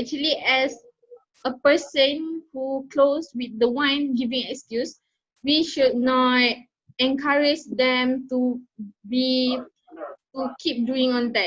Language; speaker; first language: English; non-native, learner; Malay